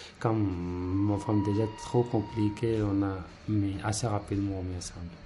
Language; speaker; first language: French; non-native, learner; Punjabi